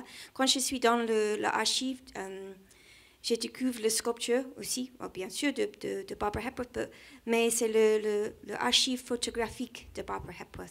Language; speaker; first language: French; non-native, learner; English